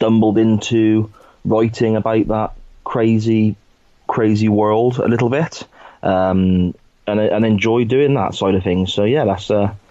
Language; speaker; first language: English; native; English